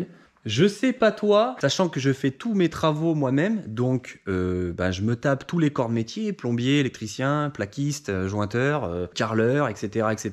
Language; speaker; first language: French; native; French